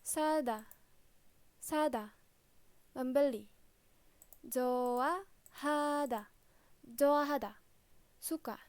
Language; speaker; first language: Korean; non-native, fluent; Indonesian